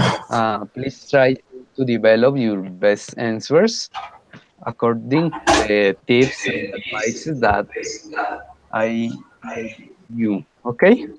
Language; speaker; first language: English; non-native, fluent; Spanish